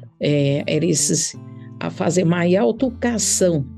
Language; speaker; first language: Portuguese; non-native, learner; Chinese